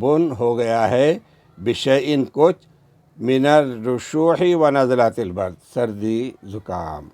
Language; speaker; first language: Urdu; native; Urdu